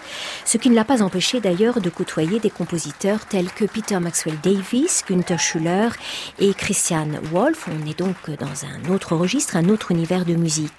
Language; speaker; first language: French; native; French